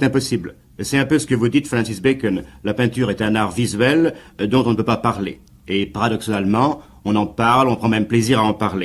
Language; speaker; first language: French; native; French